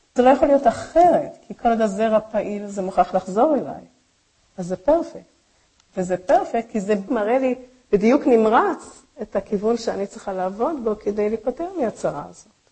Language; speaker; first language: Hebrew; native; Hebrew